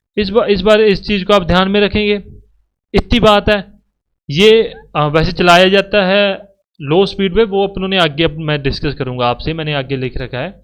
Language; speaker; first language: Hindi; native; Hindi